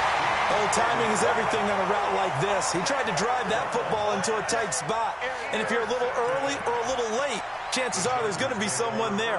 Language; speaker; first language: English; native; English